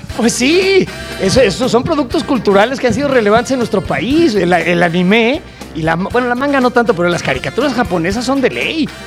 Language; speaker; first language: Spanish; native; Spanish